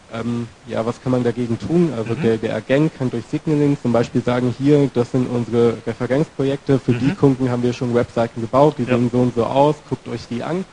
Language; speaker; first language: German; native; German